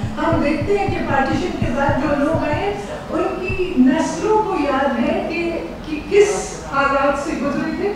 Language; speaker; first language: Urdu; native; Urdu